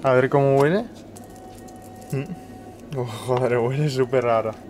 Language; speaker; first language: Spanish; native; Spanish